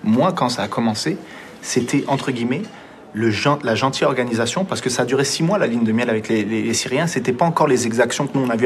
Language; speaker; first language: French; early bilingual, other home language; Arabic